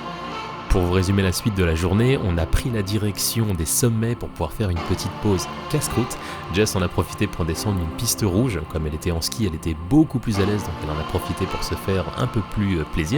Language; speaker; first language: French; native; French